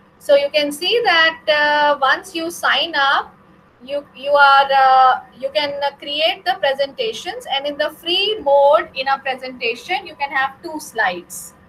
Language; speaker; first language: English; non-native, local second language; Hindi